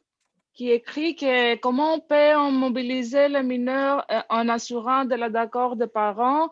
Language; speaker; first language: French; non-native, learner; English